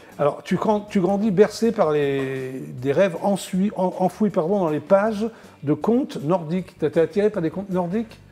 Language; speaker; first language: French; native; French